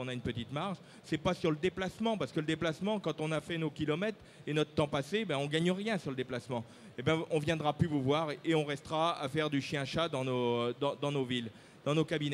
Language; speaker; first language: French; native; French